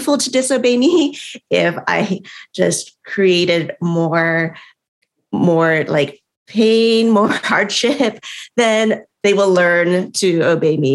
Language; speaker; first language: English; native; English